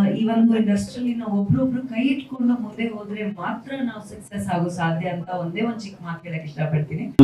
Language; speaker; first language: Kannada; native; Kannada